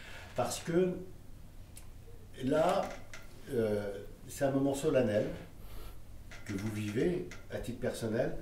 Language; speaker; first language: French; native; French